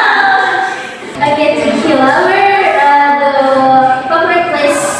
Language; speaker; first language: English; non-native, learner; Indonesian